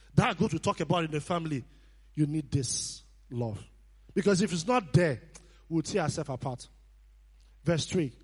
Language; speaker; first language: English; non-native, local second language; Nigerian Pidgin